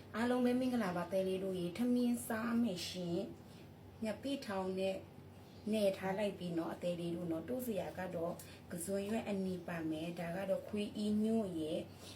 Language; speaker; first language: Burmese; non-native, local second language; Pa'o Karen